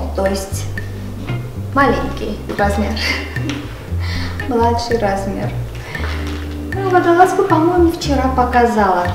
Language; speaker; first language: Russian; non-native, local second language; Armenian